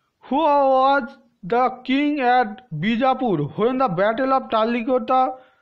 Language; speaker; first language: English; non-native, local second language; Bangla